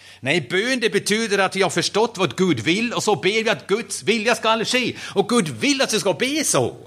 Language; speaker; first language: Swedish; non-native, fluent; German